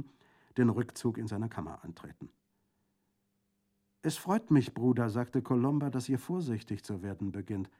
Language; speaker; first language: German; native; German